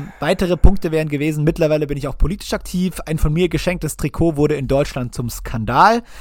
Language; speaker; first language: German; native; German